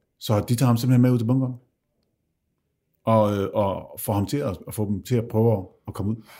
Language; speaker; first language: Danish; native; Danish